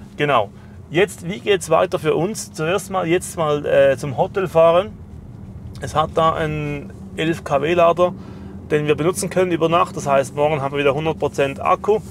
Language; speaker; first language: German; native; German